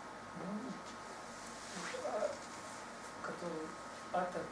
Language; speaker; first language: Russian; non-native, learner; Tajik